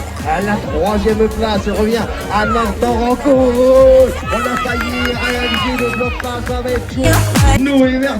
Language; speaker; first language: French; native; French